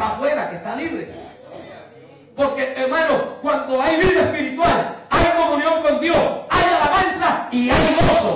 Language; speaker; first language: Spanish; native; Spanish